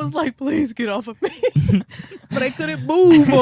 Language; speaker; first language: English; native; English